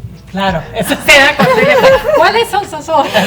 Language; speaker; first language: Spanish; non-native, fluent; English